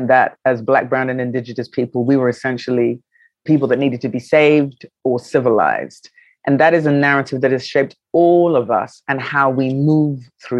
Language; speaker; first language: English; native; English